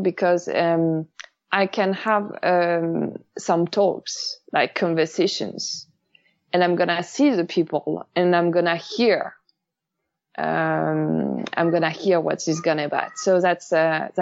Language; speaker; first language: English; non-native, learner; French